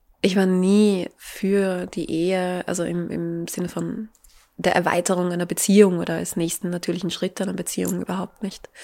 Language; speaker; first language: German; native; German